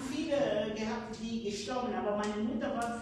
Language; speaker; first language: German; non-native, fluent; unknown